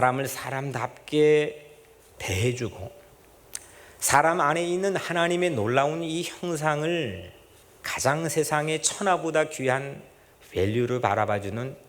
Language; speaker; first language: Korean; native; Korean